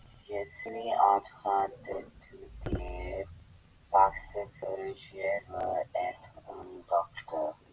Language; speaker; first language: French; non-native, learner; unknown